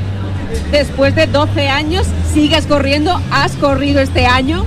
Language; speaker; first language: Spanish; native; Spanish